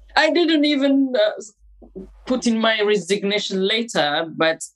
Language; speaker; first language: English; non-native, fluent; Amharic